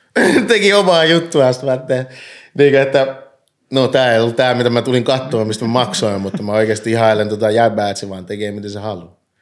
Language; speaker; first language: Finnish; early bilingual, other home language; English